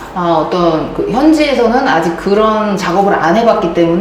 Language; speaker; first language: Korean; native; Korean